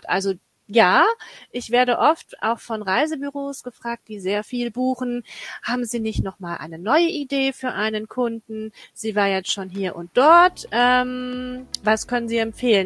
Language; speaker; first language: German; native; German